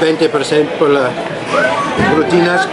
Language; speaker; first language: Spanish; non-native, learner; English